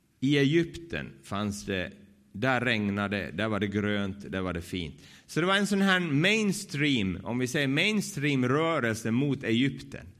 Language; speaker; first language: Swedish; native; Swedish